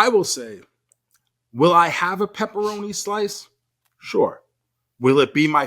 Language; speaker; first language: English; native; English